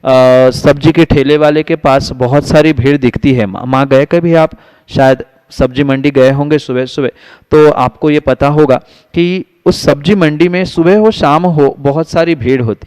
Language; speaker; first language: Hindi; native; Hindi